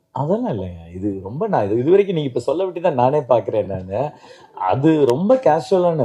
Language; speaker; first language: Tamil; native; Tamil